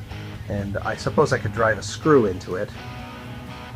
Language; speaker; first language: English; native; English